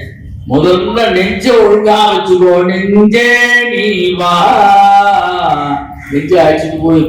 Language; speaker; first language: Tamil; native; Tamil